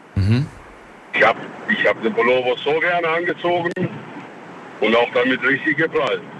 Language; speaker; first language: German; non-native, fluent; Chinese